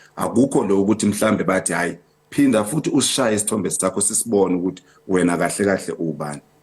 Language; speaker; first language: Zulu; native; Zulu